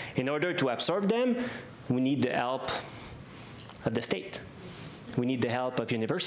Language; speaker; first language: English; non-native, fluent; French